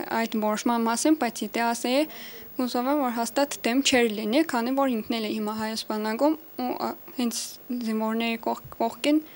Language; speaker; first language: Armenian; non-native, local second language; Russian